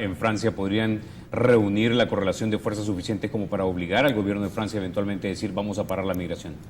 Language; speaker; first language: Spanish; native; Spanish